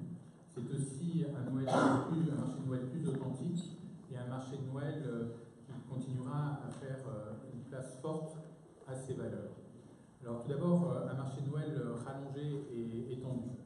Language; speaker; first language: French; native; French